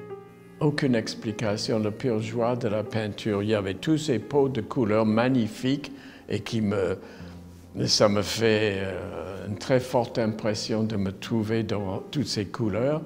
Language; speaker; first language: French; non-native, fluent; English